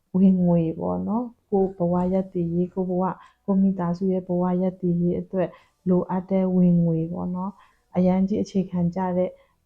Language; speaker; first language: Burmese; non-native, local second language; Pa'o Karen